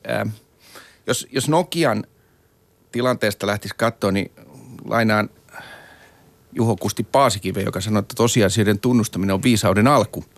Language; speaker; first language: Finnish; native; Finnish